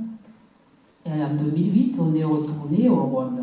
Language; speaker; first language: French; non-native, local second language; Kinyarwanda